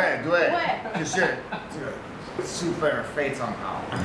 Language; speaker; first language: Chinese; non-native, learner; English